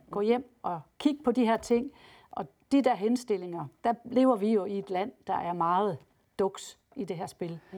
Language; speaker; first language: Danish; native; Danish